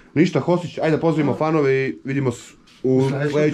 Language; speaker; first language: Serbian; native; Serbian